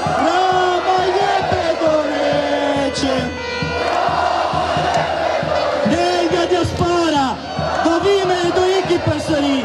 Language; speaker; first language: Albanian; early bilingual, heritage; Italian